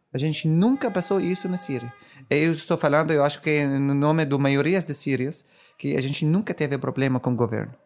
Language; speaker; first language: Portuguese; non-native, fluent; Arabic